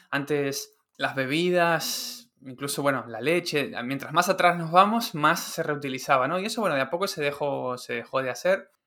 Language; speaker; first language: Spanish; native; Spanish